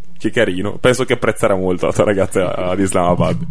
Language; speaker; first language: Italian; native; Italian